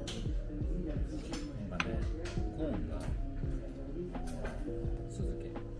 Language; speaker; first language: Japanese; native; Japanese